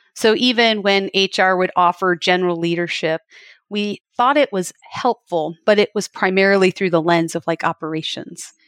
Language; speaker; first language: English; native; English